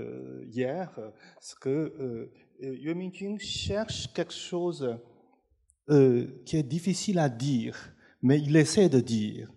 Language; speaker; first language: French; non-native, fluent; Chinese